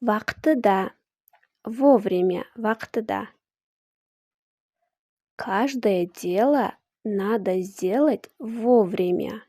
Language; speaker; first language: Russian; non-native, fluent; Uzbek